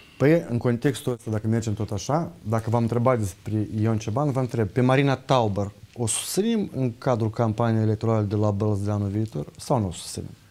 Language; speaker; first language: Romanian; native; Romanian